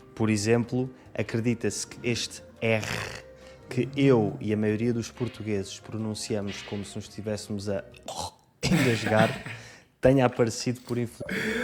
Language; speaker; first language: Portuguese; native; Portuguese